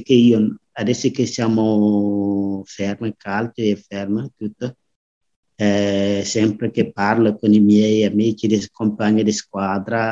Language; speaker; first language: Italian; non-native, learner; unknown